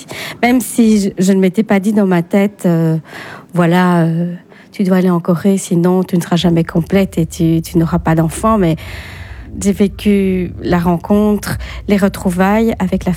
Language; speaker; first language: French; native; French